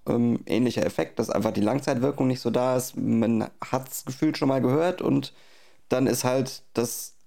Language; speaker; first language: German; native; German